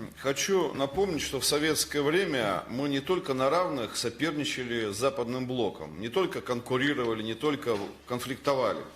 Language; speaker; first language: Russian; native; Russian